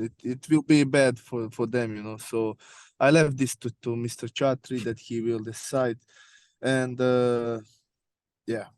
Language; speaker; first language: English; non-native, learner; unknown